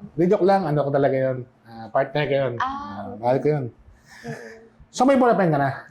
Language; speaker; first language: Filipino; native; Filipino